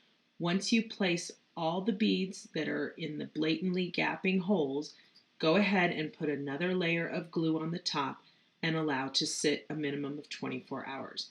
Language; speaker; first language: English; native; English